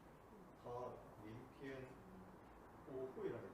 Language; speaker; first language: Chinese; non-native, learner; Korean